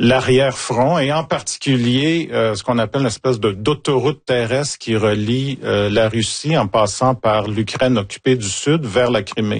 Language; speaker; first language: French; native; French